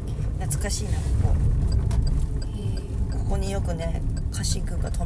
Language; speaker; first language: Japanese; native; Japanese